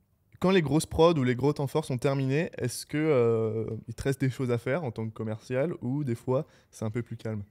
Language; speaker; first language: French; native; French